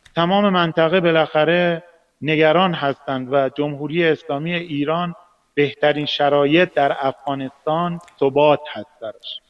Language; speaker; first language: Persian; native; Persian